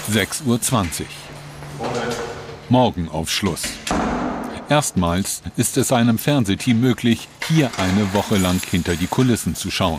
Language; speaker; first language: German; native; German